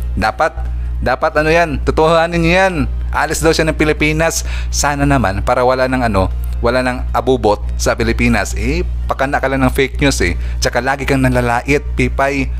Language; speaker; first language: Filipino; non-native, local second language; Cebuano